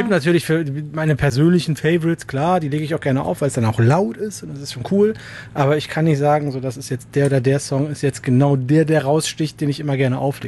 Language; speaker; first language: German; native; German